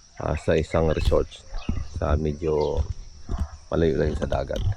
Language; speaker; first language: Filipino; native; Filipino